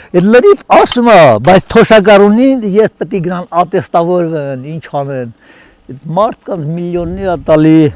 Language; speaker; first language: Armenian; native; Armenian